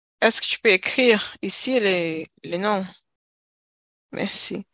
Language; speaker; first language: French; non-native, learner; Portuguese